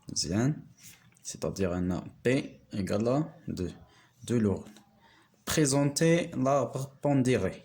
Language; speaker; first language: French; non-native, local second language; Arabic